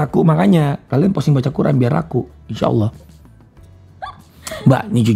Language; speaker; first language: Indonesian; native; Indonesian